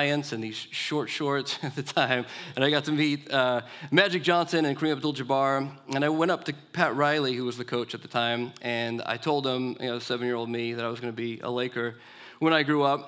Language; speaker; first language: English; native; English